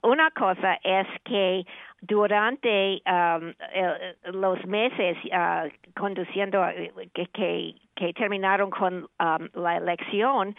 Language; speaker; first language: Spanish; non-native, fluent; English